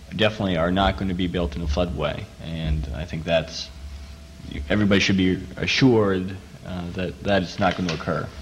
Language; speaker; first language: English; native; English